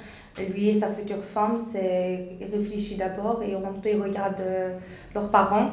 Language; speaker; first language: French; non-native, local second language; Arabic